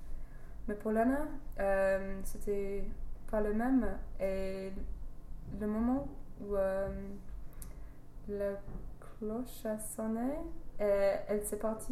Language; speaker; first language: French; non-native, learner; English